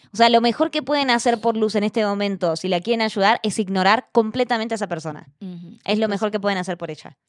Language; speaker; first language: Spanish; native; Spanish